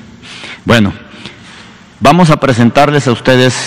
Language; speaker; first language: Spanish; native; Spanish